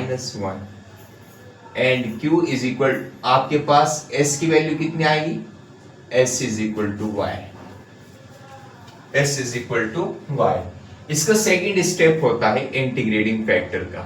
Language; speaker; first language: Hindi; native; Hindi